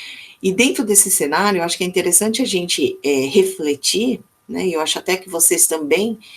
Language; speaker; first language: Portuguese; native; Portuguese